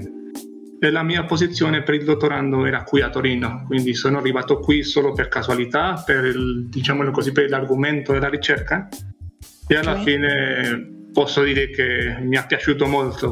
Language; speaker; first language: Italian; non-native, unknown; Spanish